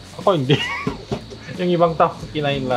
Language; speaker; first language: Filipino; non-native, learner; Korean